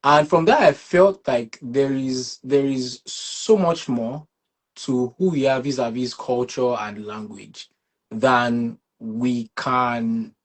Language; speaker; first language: English; non-native, local second language; Yoruba